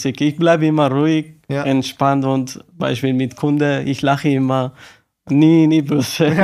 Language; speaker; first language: German; non-native, learner; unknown